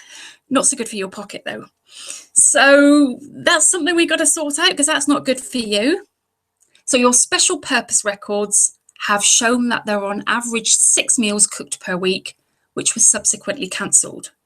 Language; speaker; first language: English; native; English